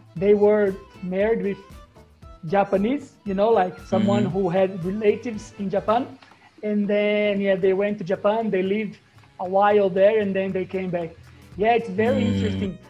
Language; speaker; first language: English; non-native, fluent; Portuguese